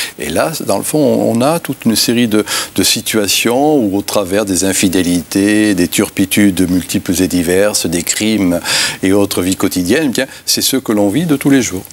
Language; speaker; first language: French; native; French